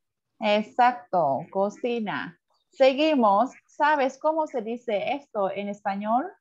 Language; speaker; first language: Spanish; non-native, fluent; Vietnamese